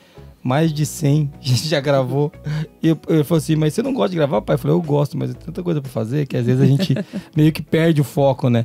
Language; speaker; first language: Portuguese; native; Portuguese